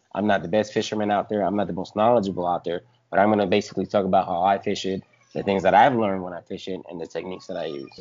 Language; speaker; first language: English; early bilingual, other home language; Spanish